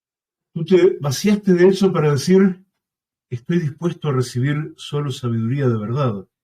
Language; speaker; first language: Spanish; native; Spanish